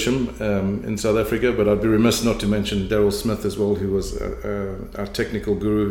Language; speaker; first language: English; native; English